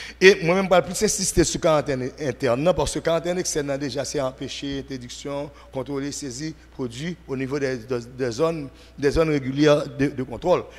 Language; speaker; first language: French; non-native, local second language; Haitian Creole